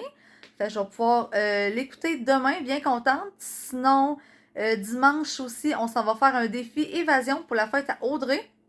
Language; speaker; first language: French; native; French